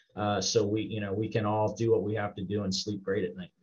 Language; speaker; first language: English; native; English